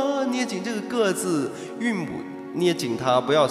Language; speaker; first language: Chinese; native; Chinese